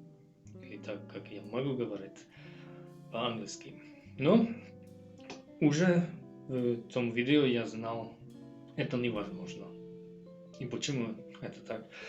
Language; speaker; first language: Russian; non-native, learner; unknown